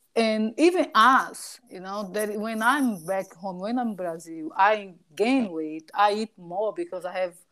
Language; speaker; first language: English; non-native, fluent; Portuguese